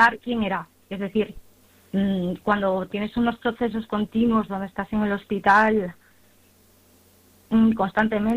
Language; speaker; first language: Spanish; native; Spanish